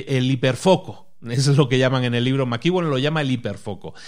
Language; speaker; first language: Spanish; native; Spanish